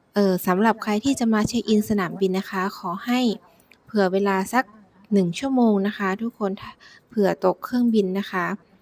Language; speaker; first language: Thai; native; Thai